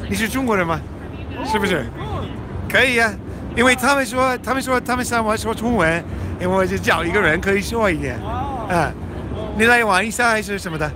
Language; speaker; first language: Chinese; non-native, learner; English